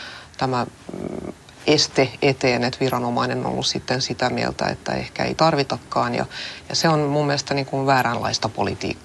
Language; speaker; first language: Finnish; non-native, local second language; Swedish